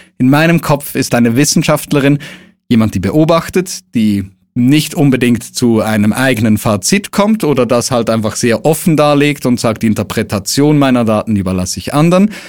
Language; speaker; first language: German; native; German